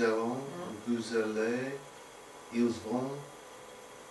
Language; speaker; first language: French; non-native, learner; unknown